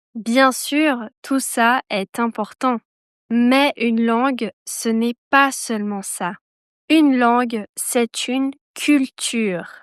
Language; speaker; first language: French; native; French